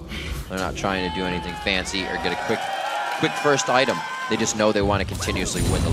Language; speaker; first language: English; native; English